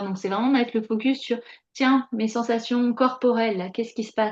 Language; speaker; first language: French; native; French